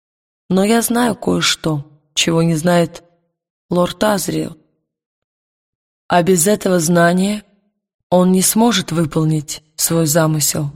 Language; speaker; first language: Russian; native; Russian